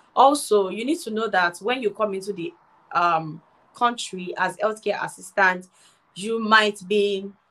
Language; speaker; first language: English; non-native, local second language; Yoruba